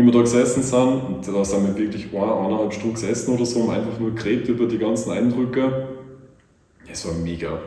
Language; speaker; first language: German; native; German